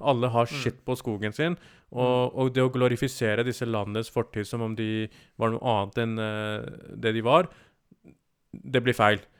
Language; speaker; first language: Norwegian; early bilingual, other home language; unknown